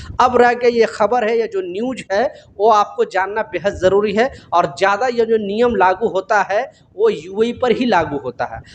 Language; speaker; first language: Hindi; native; Hindi